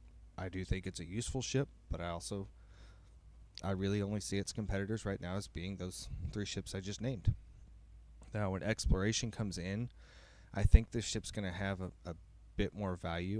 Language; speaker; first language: English; native; English